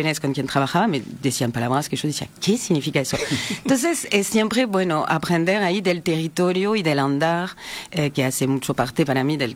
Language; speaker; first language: Spanish; non-native, fluent; French